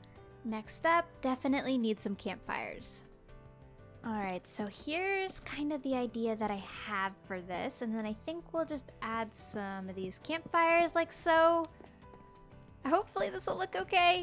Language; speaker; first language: English; native; English